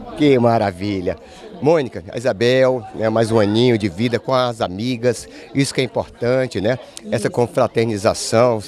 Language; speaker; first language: Portuguese; native; Portuguese